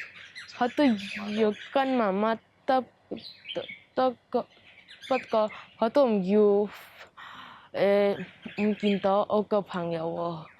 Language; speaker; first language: Cantonese; early bilingual, other home language; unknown